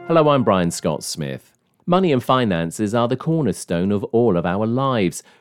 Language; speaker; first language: English; native; English